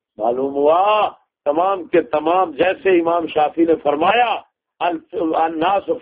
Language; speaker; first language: Urdu; non-native, local second language; Punjabi